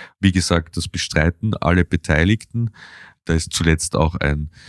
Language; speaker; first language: German; native; German